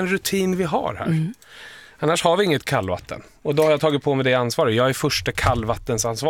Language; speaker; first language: Swedish; native; Swedish